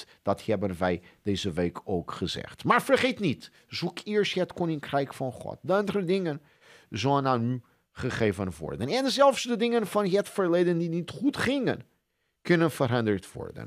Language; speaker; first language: Dutch; non-native, fluent; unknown